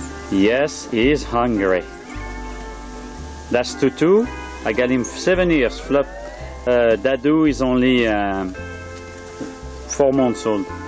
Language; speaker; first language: English; non-native, learner; French